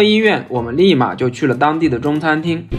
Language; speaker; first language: Chinese; native; Chinese